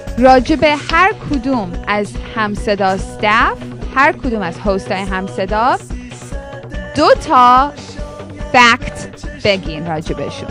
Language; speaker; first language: Persian; early bilingual, heritage; Persian